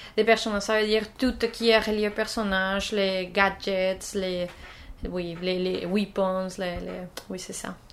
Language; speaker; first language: French; non-native, fluent; Spanish